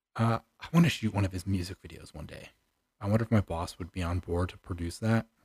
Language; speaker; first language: English; native; English